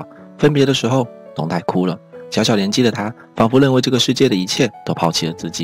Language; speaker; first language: Chinese; native; Chinese